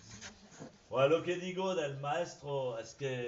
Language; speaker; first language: Spanish; non-native, fluent; French